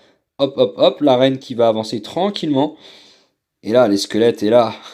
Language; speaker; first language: French; native; French